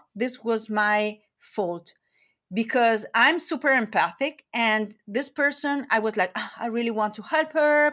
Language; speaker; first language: English; non-native, fluent; Italian